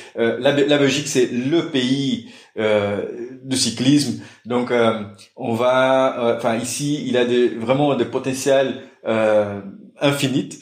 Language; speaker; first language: French; non-native, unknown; Portuguese